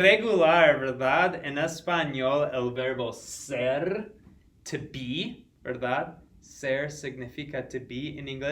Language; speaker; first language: Spanish; non-native, fluent; English